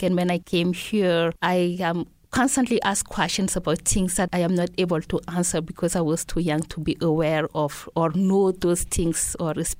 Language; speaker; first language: English; non-native, fluent; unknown